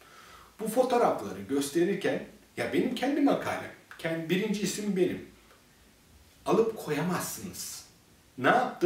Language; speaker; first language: Turkish; native; Turkish